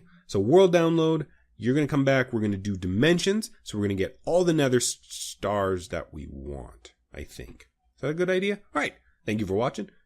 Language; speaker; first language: English; native; English